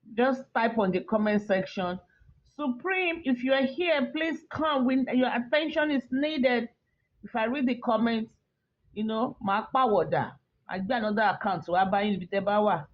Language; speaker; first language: English; non-native, local second language; Yoruba